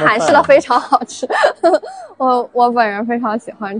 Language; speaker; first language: Chinese; native; Chinese